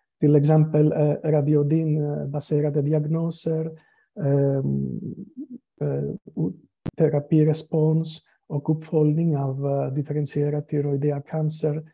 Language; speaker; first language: Swedish; non-native, fluent; Greek